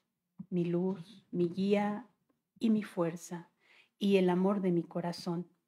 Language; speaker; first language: Spanish; native; Spanish